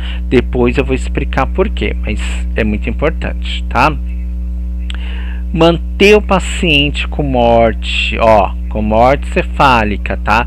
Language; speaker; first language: Portuguese; native; Portuguese